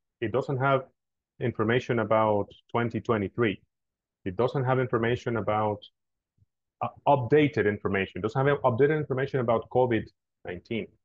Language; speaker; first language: English; non-native, fluent; Spanish